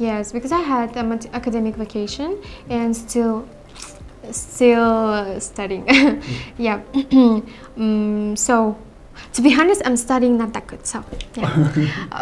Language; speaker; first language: English; non-native, learner; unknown